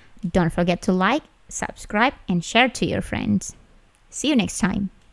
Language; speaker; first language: English; non-native, fluent; Indonesian